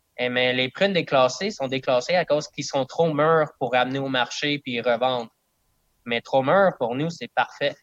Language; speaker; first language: French; non-native, local second language; English